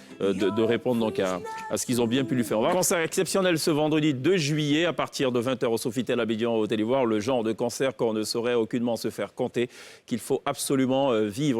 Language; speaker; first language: French; native; French